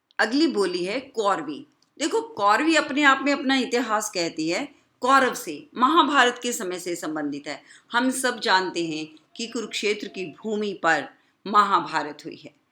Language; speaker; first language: Hindi; native; Hindi